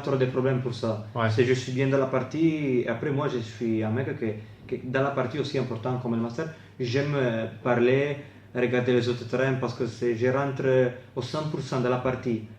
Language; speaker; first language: French; non-native, fluent; Italian